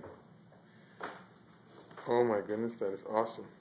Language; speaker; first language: English; native; English